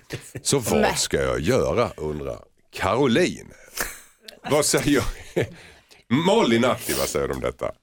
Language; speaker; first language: Swedish; native; Swedish